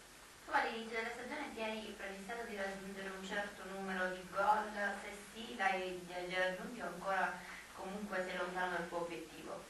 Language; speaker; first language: Italian; native; Italian